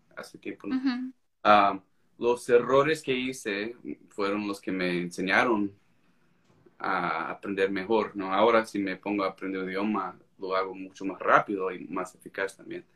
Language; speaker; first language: Spanish; non-native, fluent; English